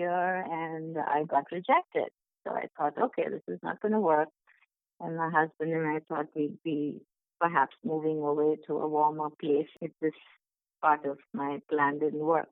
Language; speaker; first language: English; non-native, local second language; Bangla